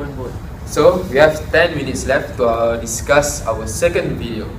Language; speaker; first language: English; non-native, local second language; Malay